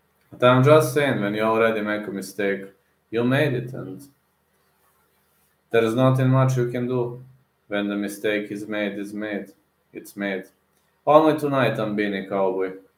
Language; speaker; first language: English; non-native, fluent; Serbian